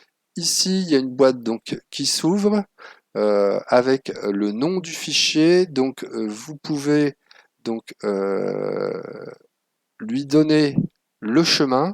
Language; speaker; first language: French; native; French